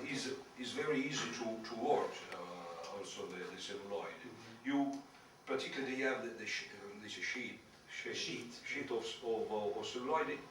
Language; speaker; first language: English; non-native, learner; Italian